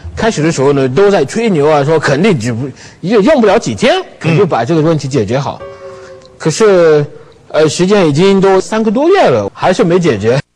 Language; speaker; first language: Chinese; non-native, fluent; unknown